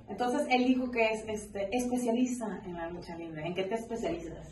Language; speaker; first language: Spanish; native; Spanish